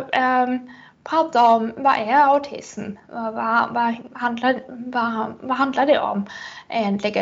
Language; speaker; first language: Swedish; non-native, fluent; German